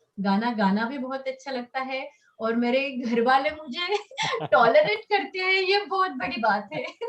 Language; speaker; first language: Hindi; non-native, local second language; Marathi